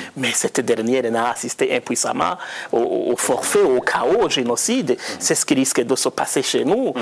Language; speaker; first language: French; non-native, local second language; Rundi